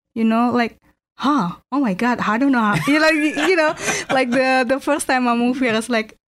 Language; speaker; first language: English; non-native, fluent; Indonesian